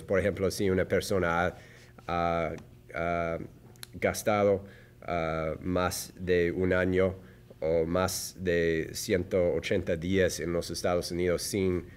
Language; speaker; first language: Spanish; non-native, learner; English